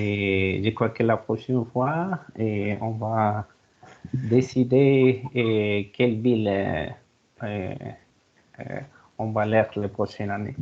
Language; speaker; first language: French; non-native, learner; Spanish